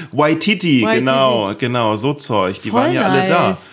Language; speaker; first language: German; native; German